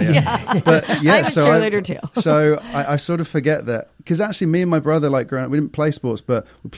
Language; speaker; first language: English; native; English